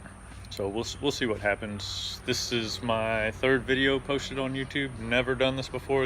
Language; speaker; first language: English; native; English